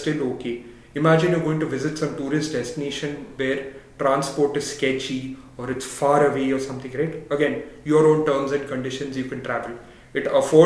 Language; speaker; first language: English; non-native, local second language; Tamil